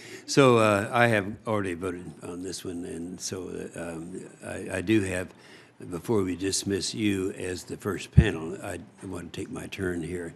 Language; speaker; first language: English; native; English